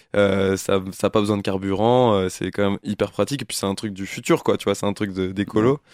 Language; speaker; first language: French; native; French